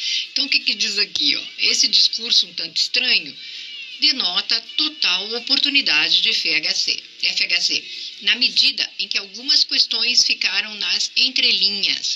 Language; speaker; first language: Portuguese; native; Portuguese